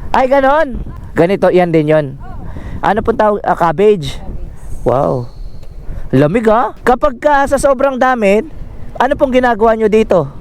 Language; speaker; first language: Filipino; native; Filipino